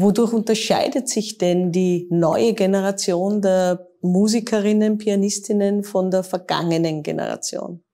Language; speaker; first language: German; native; German